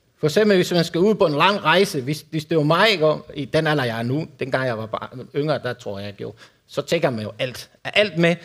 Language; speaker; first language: Danish; non-native, fluent; Spanish